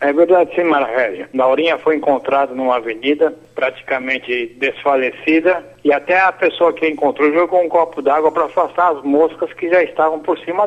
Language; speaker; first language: Portuguese; native; Portuguese